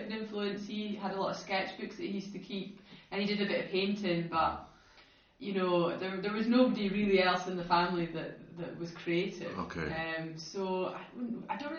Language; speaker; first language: English; native; English